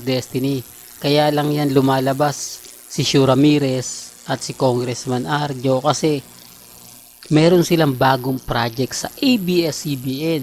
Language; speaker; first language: Filipino; native; Filipino